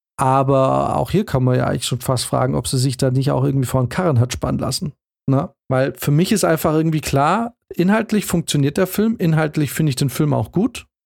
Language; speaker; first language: German; early bilingual, other home language; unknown